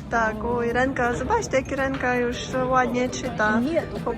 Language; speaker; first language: Polish; non-native, learner; Russian